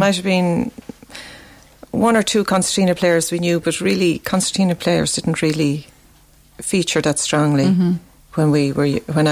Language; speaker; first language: English; native; English